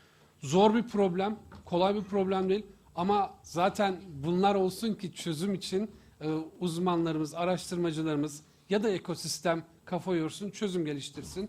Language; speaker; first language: Turkish; native; Turkish